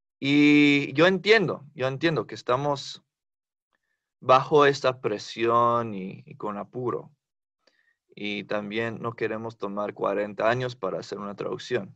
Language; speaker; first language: Spanish; non-native, fluent; English